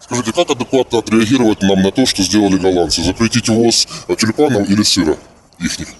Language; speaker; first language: Russian; native; Russian